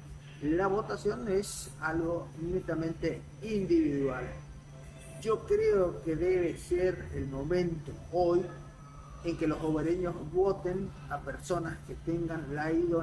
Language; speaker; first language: Spanish; native; Spanish